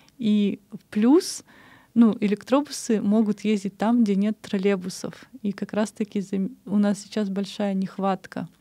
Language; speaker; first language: Russian; non-native, local second language; Kyrgyz